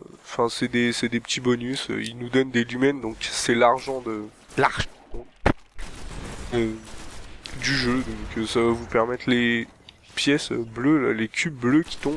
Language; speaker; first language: French; native; French